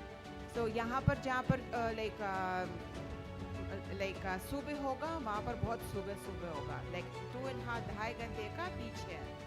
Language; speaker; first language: Hindi; non-native, fluent; Russian